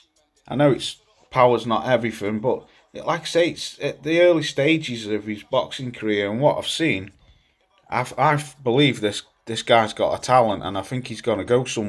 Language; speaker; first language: English; native; English